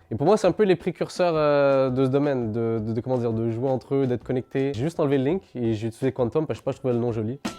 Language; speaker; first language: French; early bilingual, other home language; Arabic